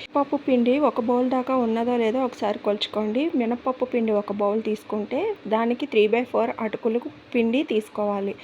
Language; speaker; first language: Telugu; native; Telugu